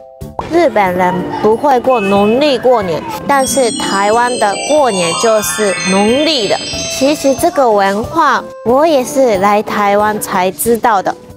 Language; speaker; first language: Chinese; non-native, fluent; Japanese